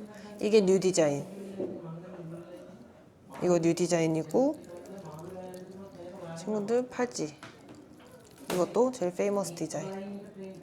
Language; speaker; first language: Korean; non-native, learner; Sinhala